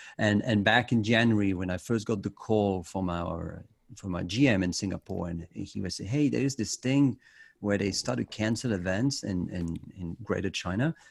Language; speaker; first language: English; non-native, fluent; French